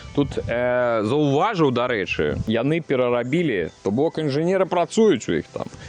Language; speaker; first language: Belarusian; native; Belarusian